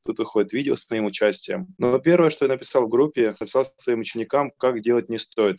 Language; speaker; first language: Russian; native; Russian